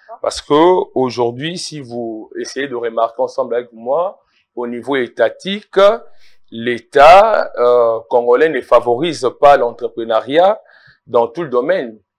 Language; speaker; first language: French; non-native, local second language; Lingala